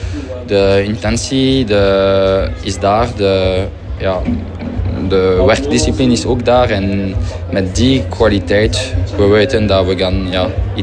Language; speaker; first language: Dutch; non-native, fluent; French